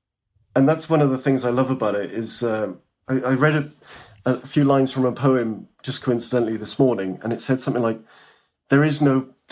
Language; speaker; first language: English; native; English